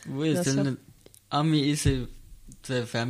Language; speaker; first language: French; non-native, learner; Punjabi